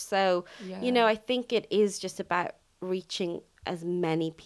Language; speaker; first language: English; native; English